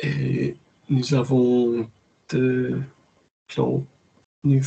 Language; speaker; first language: French; non-native, learner; English